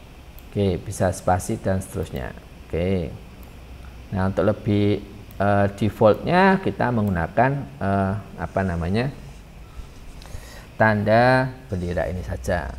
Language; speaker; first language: Indonesian; native; Indonesian